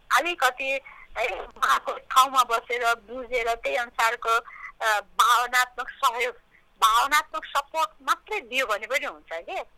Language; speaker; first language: Nepali; native; Nepali